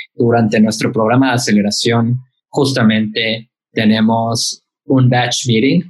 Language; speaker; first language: Spanish; native; Spanish